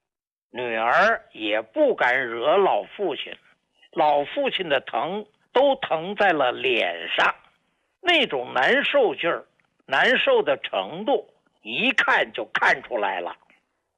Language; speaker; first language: Chinese; native; Chinese